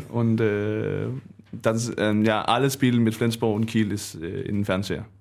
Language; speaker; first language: German; non-native, learner; Danish